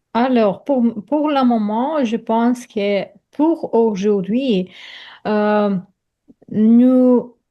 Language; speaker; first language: French; non-native, learner; Ukrainian